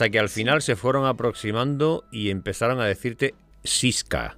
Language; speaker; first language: Spanish; native; Spanish